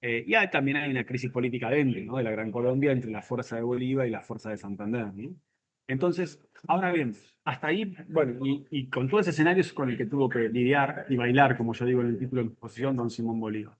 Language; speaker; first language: Spanish; native; Spanish